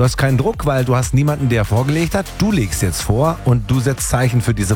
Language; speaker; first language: German; native; German